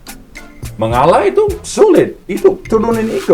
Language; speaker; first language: Indonesian; non-native, learner; English